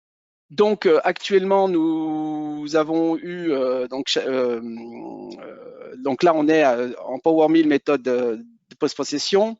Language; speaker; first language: French; native; French